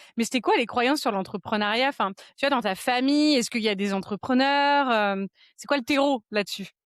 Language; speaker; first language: French; native; French